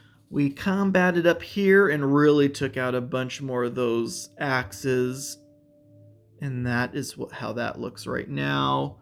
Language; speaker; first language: English; native; English